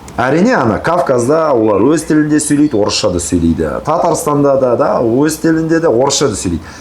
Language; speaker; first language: Kazakh; early bilingual, heritage; Kazakh